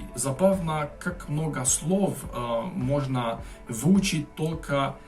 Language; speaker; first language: Russian; non-native, fluent; Hungarian